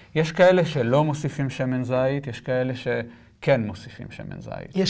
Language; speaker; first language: Hebrew; early bilingual, other home language; Spanish